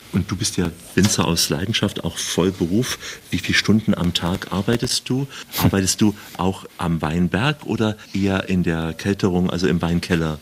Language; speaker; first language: German; native; German